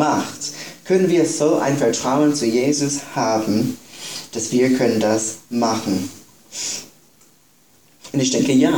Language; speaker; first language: German; non-native, fluent; English